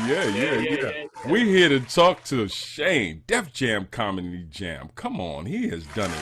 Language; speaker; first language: English; native; English